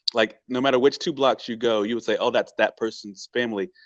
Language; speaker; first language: English; native; English